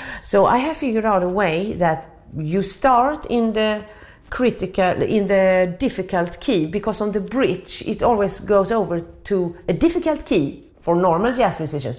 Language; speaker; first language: English; non-native, fluent; Swedish